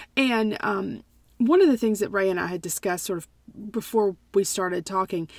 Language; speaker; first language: English; native; English